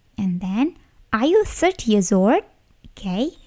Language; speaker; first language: English; non-native, learner; Indonesian